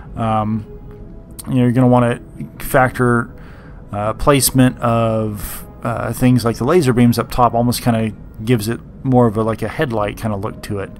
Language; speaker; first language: English; native; English